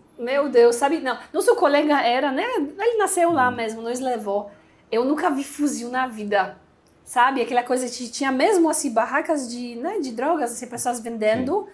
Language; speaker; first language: Portuguese; non-native, fluent; Polish